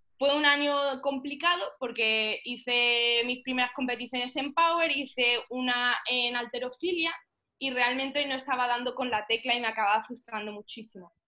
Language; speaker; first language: Spanish; early bilingual, heritage; Spanish